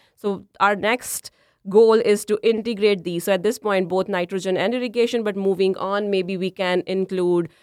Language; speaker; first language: English; non-native, local second language; Punjabi